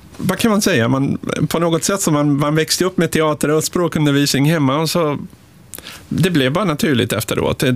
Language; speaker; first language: Swedish; early bilingual, other home language; Spanish